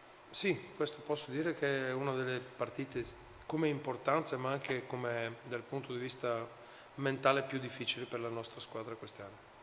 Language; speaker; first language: Italian; non-native, fluent; Bulgarian